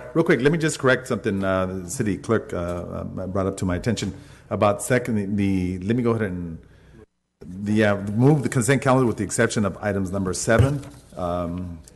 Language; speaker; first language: English; native; English